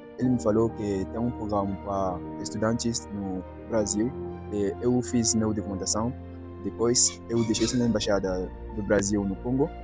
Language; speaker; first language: Portuguese; non-native, learner; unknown